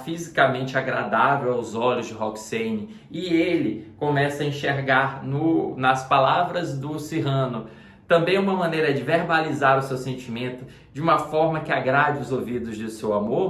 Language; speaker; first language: Portuguese; native; Portuguese